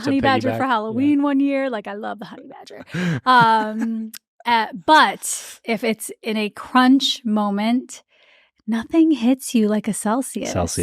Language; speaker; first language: English; early bilingual, other home language; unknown